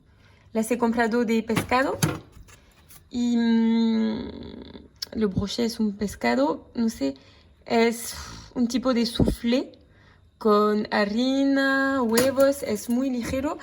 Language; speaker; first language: Spanish; non-native, fluent; French